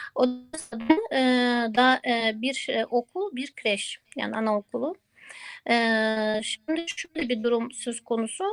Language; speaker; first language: Turkish; non-native, fluent; Ukrainian